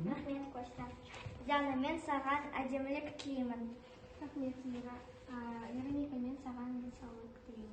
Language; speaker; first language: Kazakh; non-native, local second language; Russian